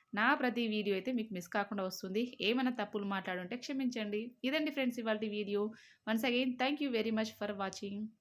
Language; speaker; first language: Telugu; native; Telugu